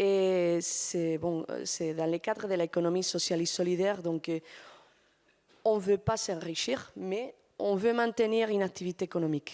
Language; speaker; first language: French; non-native, fluent; Spanish